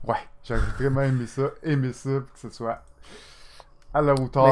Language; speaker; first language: French; native; French